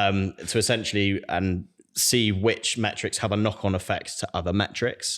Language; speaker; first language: English; native; English